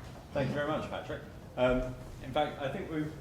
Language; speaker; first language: English; native; English